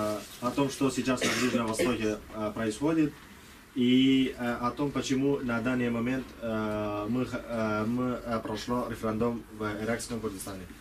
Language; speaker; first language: Russian; non-native, learner; Kurdish